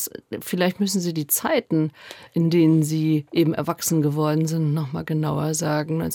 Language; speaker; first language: German; native; German